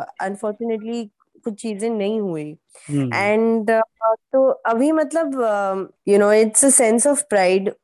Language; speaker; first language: Hindi; native; Hindi